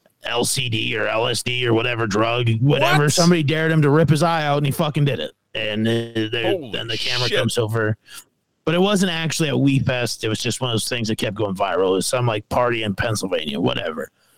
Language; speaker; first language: English; native; English